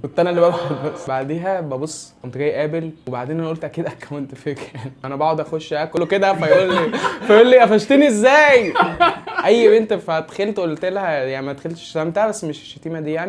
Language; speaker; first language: Arabic; native; Arabic